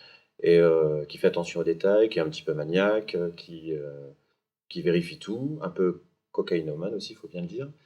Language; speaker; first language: French; native; French